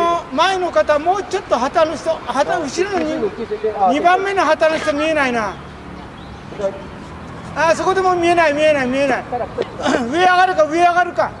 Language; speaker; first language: Japanese; native; Japanese